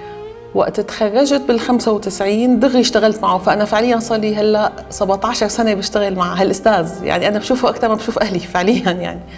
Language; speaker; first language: Arabic; native; Arabic